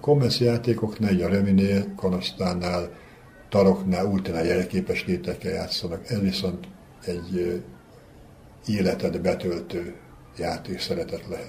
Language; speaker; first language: Hungarian; native; Hungarian